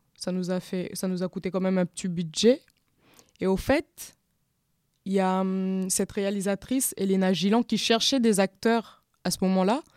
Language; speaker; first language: French; native; French